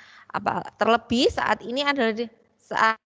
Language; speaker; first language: Indonesian; native; Indonesian